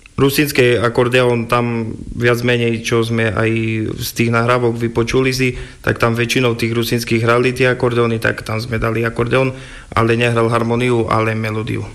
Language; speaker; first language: Slovak; non-native, local second language; Rusyn